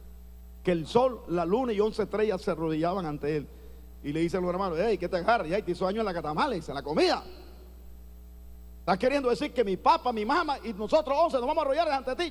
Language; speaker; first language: Spanish; native; Spanish